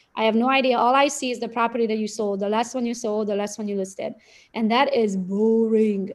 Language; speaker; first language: English; non-native, fluent; Romanian